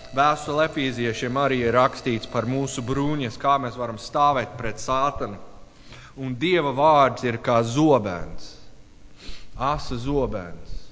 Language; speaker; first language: Latvian; non-native, learner; English